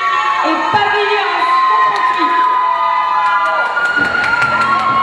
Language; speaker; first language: French; native; French